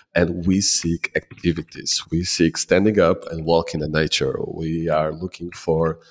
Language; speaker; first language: English; non-native, fluent; Portuguese